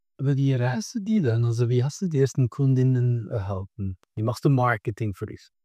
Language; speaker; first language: German; native; German